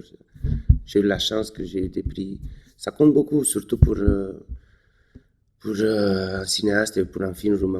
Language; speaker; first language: French; non-native, fluent; Romanian